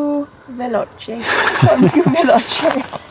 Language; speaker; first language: Italian; non-native, learner; English